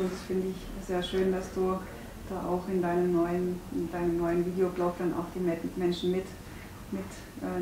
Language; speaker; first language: German; native; German